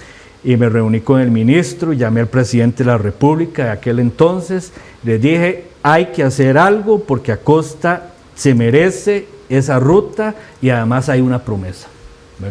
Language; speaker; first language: Spanish; native; Spanish